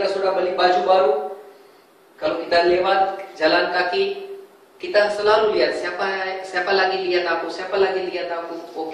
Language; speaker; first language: Indonesian; non-native, fluent; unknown